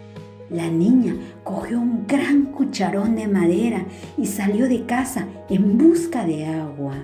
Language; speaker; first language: Spanish; native; Spanish